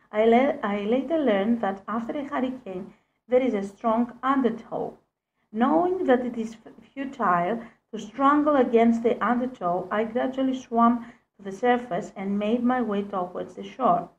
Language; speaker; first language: English; non-native, fluent; Greek